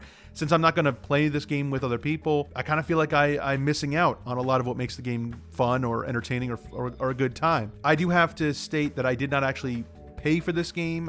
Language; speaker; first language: English; native; English